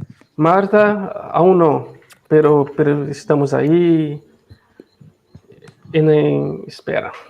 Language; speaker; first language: Spanish; non-native, learner; Portuguese